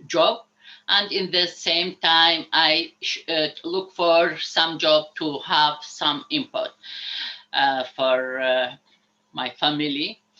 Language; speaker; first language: English; non-native, learner; Arabic